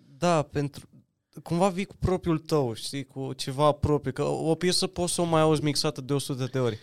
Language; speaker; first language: Romanian; native; Romanian